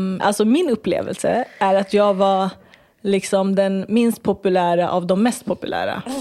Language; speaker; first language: Swedish; early bilingual, other home language; Kurdish